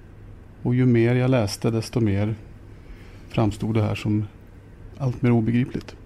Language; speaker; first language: Swedish; native; Swedish